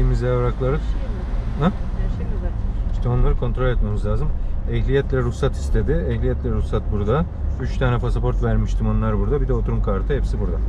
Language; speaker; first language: Turkish; early bilingual, heritage; Turkish